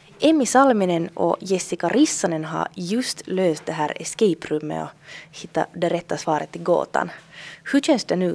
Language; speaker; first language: Swedish; native; Swedish